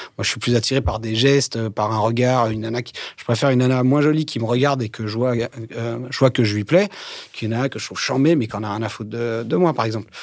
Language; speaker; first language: French; native; French